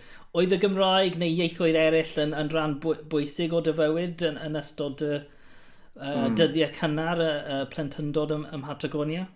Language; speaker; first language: Welsh; non-native, local second language; English